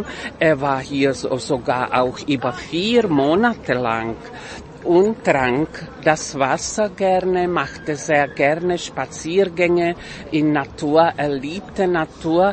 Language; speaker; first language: German; non-native, fluent; Czech